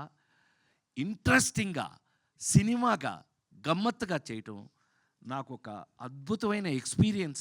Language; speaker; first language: Telugu; native; Telugu